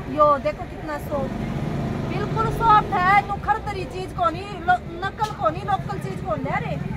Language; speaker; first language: Hindi; native; Hindi